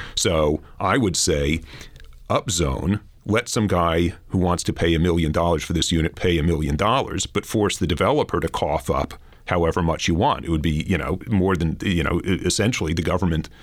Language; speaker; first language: English; native; English